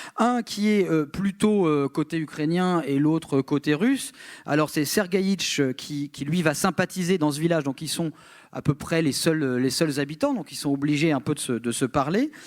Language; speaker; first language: French; native; French